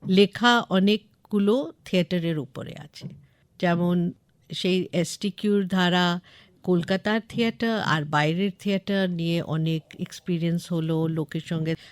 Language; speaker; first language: Bangla; non-native, local second language; English